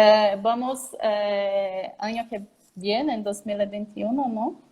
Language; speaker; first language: Spanish; non-native, learner; Portuguese